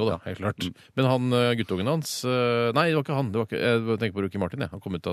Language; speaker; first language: Norwegian; native; Norwegian